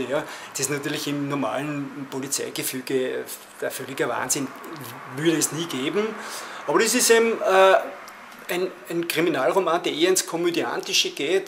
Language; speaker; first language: German; native; German